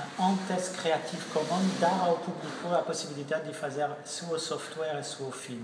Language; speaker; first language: Portuguese; non-native, fluent; French